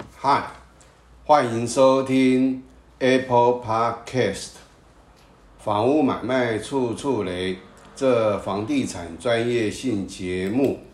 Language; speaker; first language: Chinese; native; Chinese